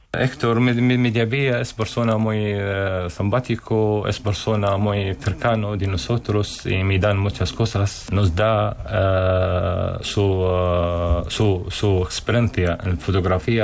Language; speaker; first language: Spanish; non-native, learner; Arabic